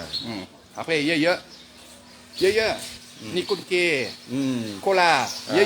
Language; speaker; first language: Thai; non-native, learner; French